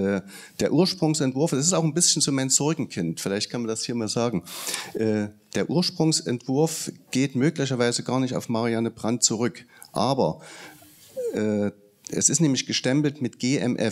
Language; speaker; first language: German; native; German